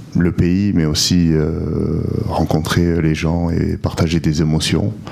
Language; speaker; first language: French; native; French